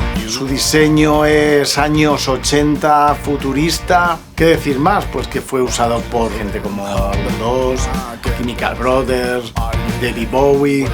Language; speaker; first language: Spanish; native; Spanish